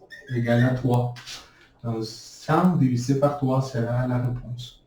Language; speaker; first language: French; non-native, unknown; Spanish